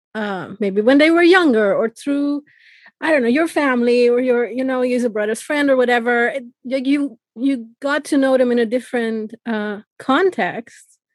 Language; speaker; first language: English; non-native, fluent; Persian